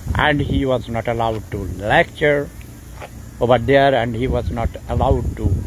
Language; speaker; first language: English; non-native, local second language; Bangla